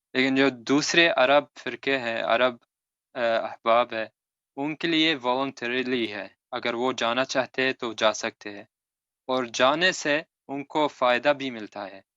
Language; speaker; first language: Urdu; non-native, fluent; Arabic